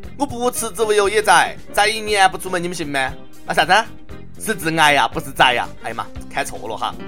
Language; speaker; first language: Chinese; native; Chinese